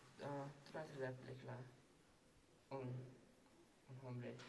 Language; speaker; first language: Spanish; non-native, learner; English